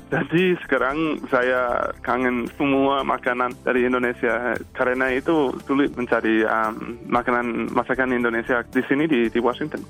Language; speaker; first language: Indonesian; non-native, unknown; English